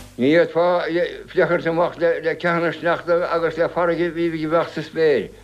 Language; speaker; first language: Irish; native; Irish